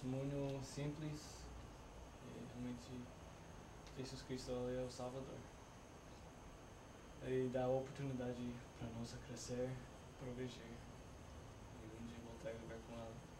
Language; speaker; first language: Portuguese; non-native, fluent; English